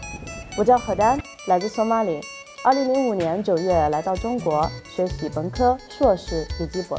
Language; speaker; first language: Chinese; non-native, fluent; Somali